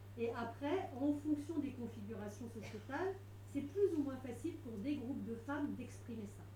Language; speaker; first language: French; native; French